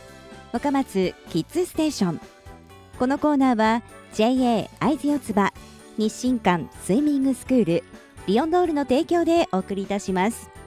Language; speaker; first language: Japanese; native; Japanese